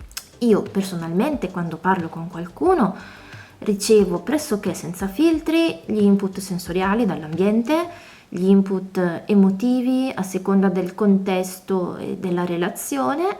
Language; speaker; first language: Italian; native; Italian